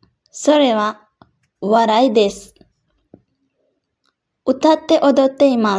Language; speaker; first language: Japanese; non-native, fluent; Sinhala